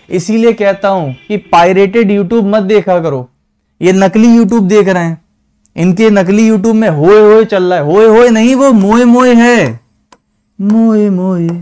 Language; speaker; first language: Hindi; native; Hindi